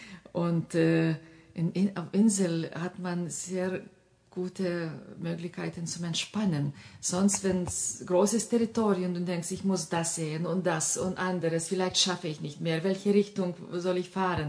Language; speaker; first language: German; non-native, fluent; Lithuanian